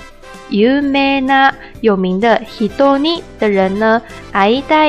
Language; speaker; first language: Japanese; non-native, fluent; Chinese